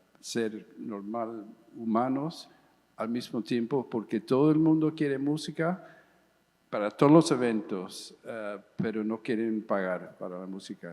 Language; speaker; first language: Spanish; early bilingual, heritage; English